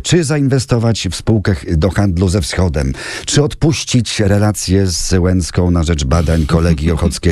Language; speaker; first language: Polish; native; Polish